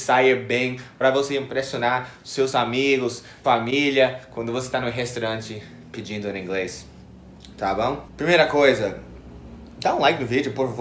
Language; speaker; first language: Portuguese; non-native, fluent; English